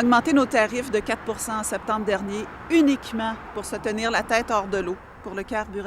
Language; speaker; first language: French; native; French